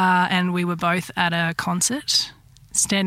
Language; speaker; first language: English; native; English